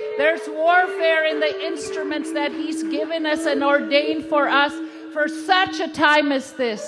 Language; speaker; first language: English; non-native, fluent; Cree